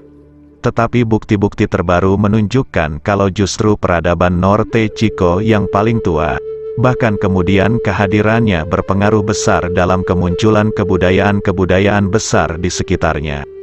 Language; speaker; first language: Indonesian; native; Indonesian